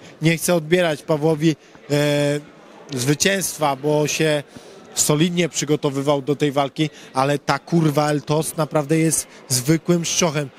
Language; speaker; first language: Polish; native; Polish